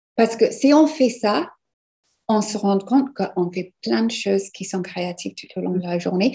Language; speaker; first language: French; non-native, fluent; English